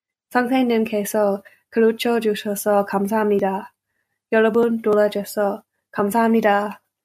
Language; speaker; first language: Korean; non-native, learner; English